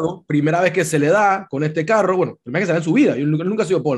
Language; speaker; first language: Spanish; native; Spanish